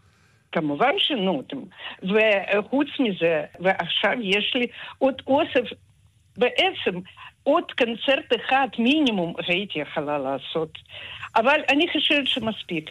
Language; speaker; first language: Hebrew; non-native, fluent; Russian